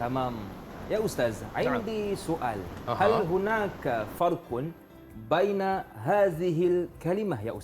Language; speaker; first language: Arabic; non-native, learner; Malay